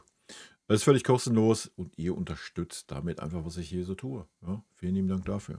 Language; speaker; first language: German; native; German